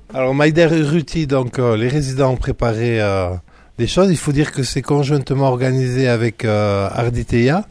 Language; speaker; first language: French; native; French